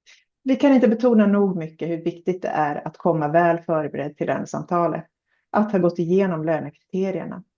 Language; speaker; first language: Swedish; native; Swedish